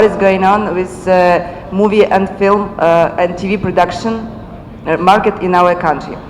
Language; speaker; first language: English; non-native, fluent; Ukrainian